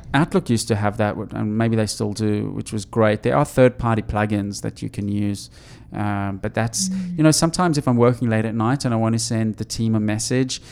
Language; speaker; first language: English; native; English